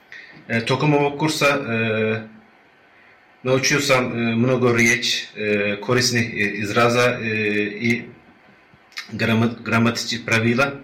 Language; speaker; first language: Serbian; non-native, learner; Turkish